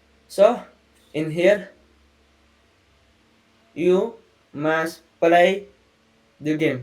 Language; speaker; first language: English; non-native, learner; Indonesian